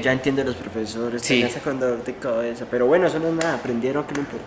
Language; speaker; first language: Spanish; native; Spanish